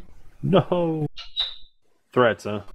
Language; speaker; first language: English; native; English